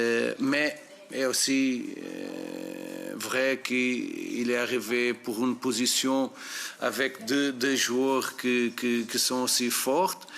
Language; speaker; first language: French; non-native, fluent; Portuguese